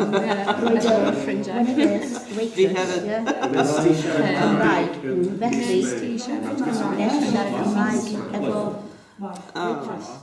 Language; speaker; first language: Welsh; non-native, learner; English